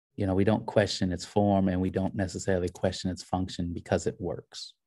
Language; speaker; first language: English; native; English